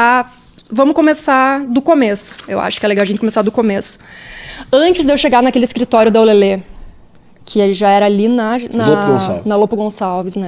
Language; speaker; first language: Portuguese; native; Portuguese